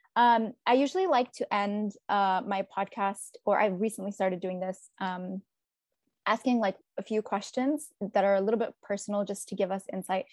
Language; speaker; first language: English; native; English